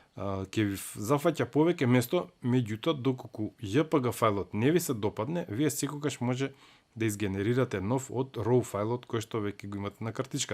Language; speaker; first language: Macedonian; native; Macedonian